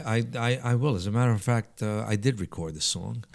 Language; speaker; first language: English; early bilingual, other home language; Italian